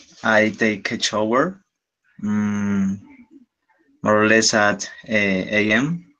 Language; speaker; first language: English; non-native, learner; Spanish